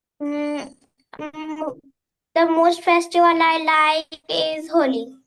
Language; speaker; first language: English; non-native, fluent; Hindi